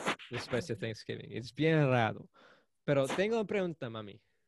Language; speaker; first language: Spanish; early bilingual, heritage; Spanish